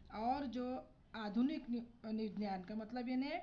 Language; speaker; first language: Hindi; non-native, local second language; Marathi